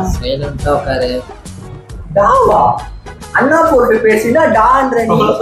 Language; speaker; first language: Tamil; native; Tamil